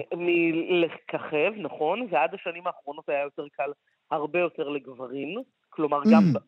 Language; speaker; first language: Hebrew; early bilingual, other home language; Arabic